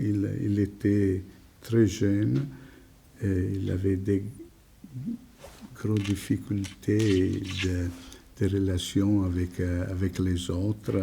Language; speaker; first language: French; non-native, fluent; Italian